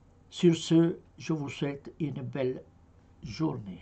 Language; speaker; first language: French; non-native, fluent; Arabic